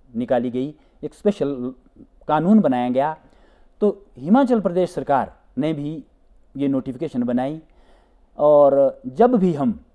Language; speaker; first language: Hindi; native; Hindi